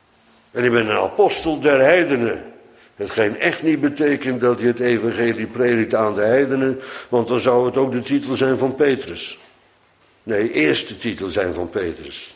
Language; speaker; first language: Dutch; native; Dutch